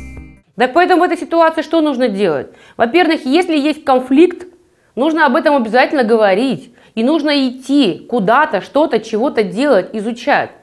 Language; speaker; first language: Russian; native; Russian